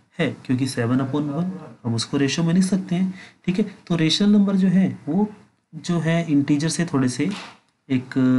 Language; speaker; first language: Hindi; native; Hindi